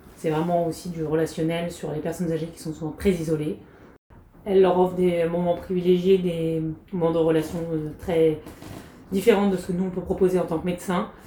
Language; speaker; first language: French; native; French